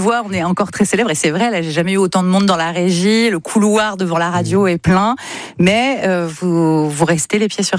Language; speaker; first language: French; native; French